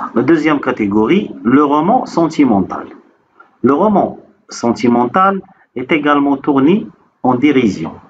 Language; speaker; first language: French; non-native, local second language; Arabic